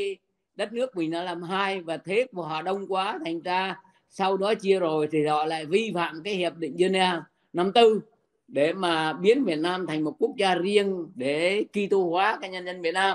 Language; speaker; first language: Vietnamese; native; Vietnamese